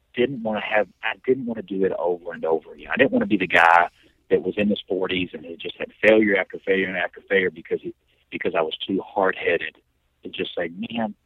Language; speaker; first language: English; native; English